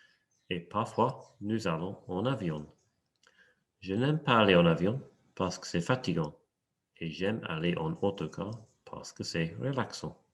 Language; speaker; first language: French; non-native, fluent; English